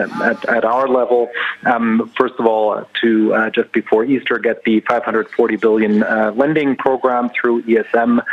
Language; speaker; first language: English; non-native, fluent; German